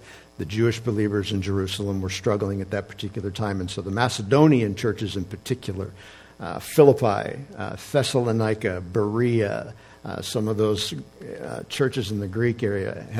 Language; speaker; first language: English; native; English